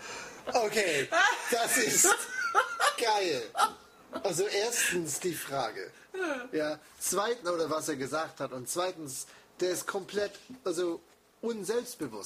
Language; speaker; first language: German; non-native, fluent; English